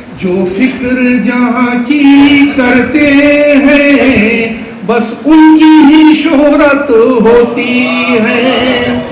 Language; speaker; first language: Urdu; native; Urdu